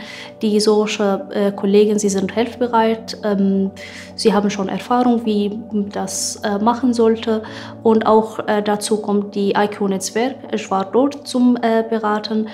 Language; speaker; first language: German; non-native, fluent; Arabic